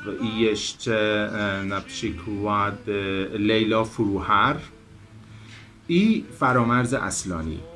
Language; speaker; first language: Polish; non-native, learner; Persian